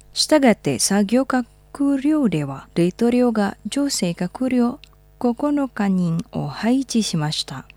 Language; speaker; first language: Japanese; non-native, fluent; Indonesian